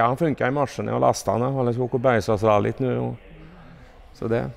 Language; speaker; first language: Swedish; native; Swedish